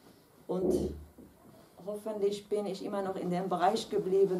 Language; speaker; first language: German; non-native, fluent; Kurdish